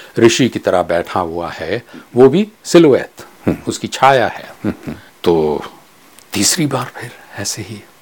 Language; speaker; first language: Hindi; non-native, local second language; Kachhi